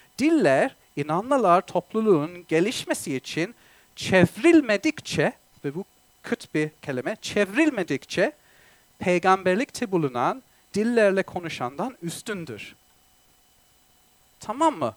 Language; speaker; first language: Turkish; non-native, fluent; English